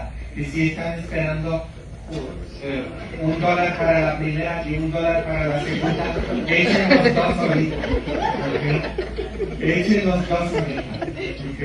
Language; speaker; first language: Spanish; non-native, fluent; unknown